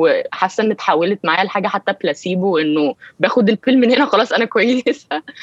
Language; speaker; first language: Arabic; early bilingual, heritage; Arabic